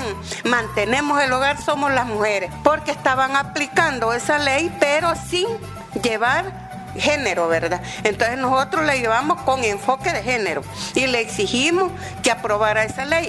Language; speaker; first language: Spanish; native; Spanish